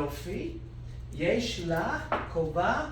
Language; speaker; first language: Hebrew; non-native, learner; English